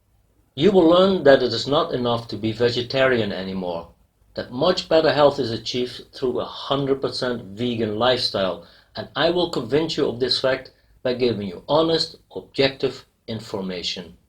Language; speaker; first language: English; non-native, fluent; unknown